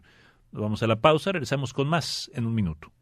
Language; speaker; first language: Spanish; native; Spanish